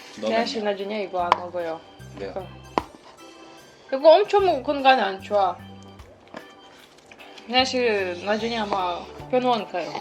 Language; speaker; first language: Korean; non-native, learner; Ukrainian